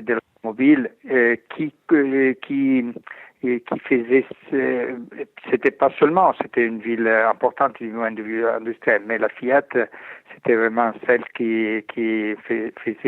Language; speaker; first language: French; non-native, fluent; Italian